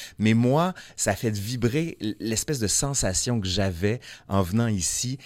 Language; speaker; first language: French; native; French